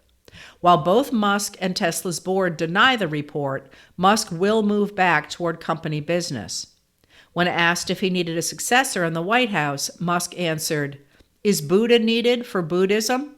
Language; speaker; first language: English; native; English